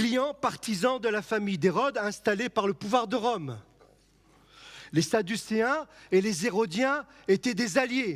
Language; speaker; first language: French; native; French